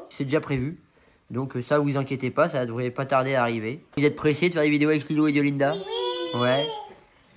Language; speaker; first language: French; native; French